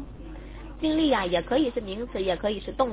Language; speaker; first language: Chinese; native; Chinese